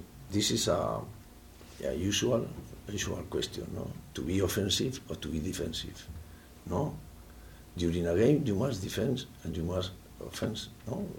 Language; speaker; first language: English; non-native, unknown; Spanish